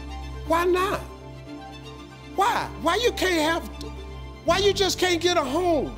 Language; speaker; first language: English; native; English